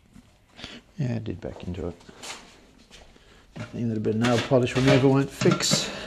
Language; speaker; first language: English; native; English